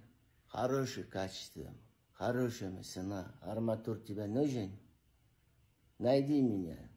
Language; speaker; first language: Russian; non-native, learner; Turkmen